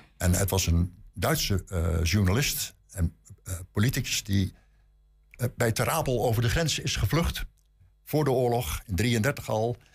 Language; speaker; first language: Dutch; native; Dutch